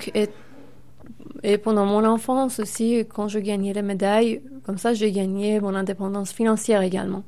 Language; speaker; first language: French; non-native, fluent; Persian